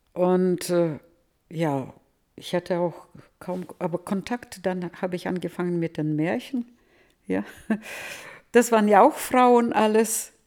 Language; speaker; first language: German; early bilingual, heritage; Russian